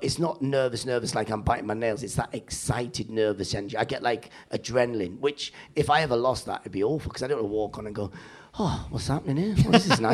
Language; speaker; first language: English; native; English